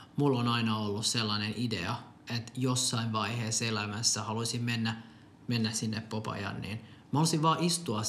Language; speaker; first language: Finnish; non-native, local second language; Swedish